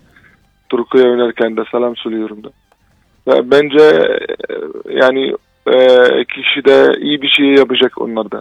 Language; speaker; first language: Turkish; non-native, fluent; Arabic